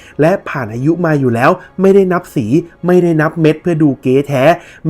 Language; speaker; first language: Thai; native; Thai